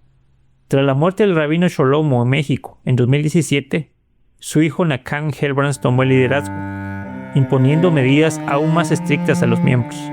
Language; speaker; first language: Spanish; native; Spanish